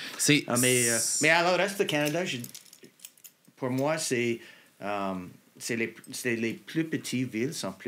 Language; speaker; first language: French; non-native, local second language; English